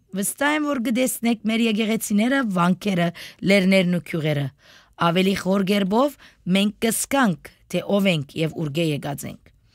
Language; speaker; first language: Armenian; early bilingual, heritage; Armenian